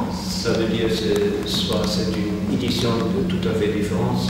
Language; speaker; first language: French; non-native, fluent; German